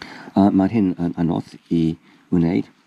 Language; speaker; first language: Welsh; non-native, learner; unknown